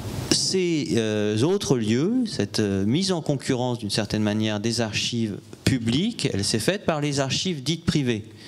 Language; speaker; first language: French; native; French